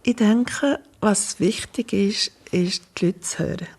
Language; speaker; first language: German; non-native, local second language; French